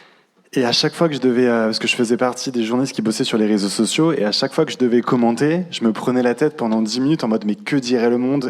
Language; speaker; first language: French; native; French